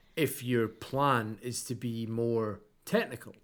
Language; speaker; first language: English; native; English